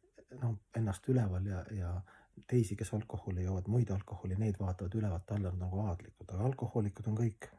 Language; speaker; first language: Estonian; native; Estonian